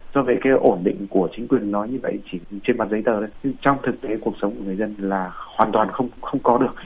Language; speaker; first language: Vietnamese; native; Vietnamese